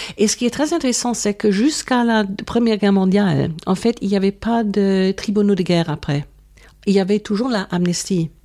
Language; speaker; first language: French; non-native, fluent; German